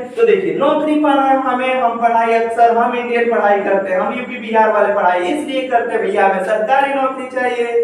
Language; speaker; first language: Hindi; native; Hindi